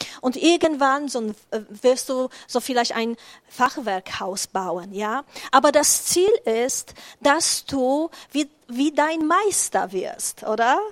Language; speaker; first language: German; non-native, fluent; Polish